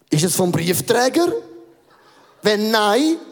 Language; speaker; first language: German; native; German